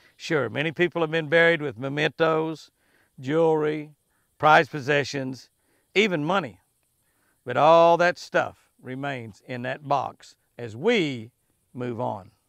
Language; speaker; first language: English; native; English